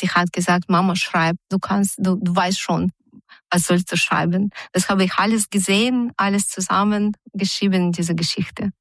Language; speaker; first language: German; non-native, fluent; Ukrainian